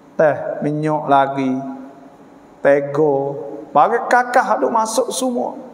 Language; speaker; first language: Malay; native; Malay